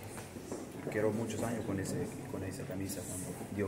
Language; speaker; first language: Spanish; early bilingual, heritage; Spanish